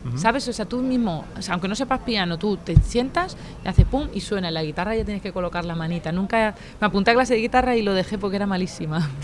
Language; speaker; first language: Spanish; native; Spanish